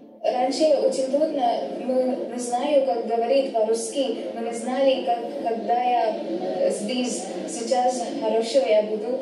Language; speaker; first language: Russian; non-native, learner; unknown